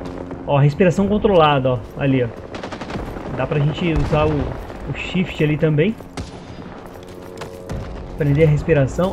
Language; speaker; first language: Portuguese; native; Portuguese